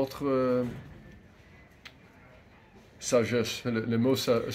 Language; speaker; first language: French; non-native, learner; English